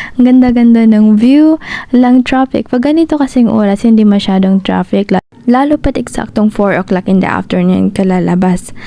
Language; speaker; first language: Filipino; non-native, local second language; Cebuano